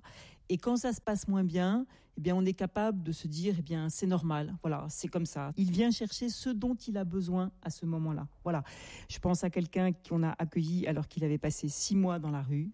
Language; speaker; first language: French; native; French